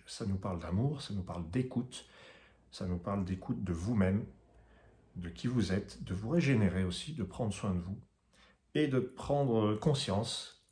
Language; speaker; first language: French; native; French